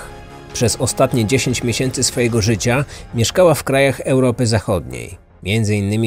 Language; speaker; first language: Polish; native; Polish